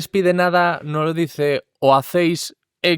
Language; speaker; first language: Spanish; native; Spanish